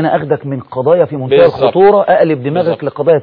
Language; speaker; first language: Arabic; native; Arabic